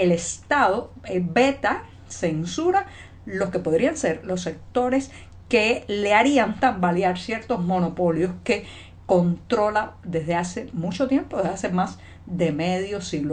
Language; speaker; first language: Spanish; native; Spanish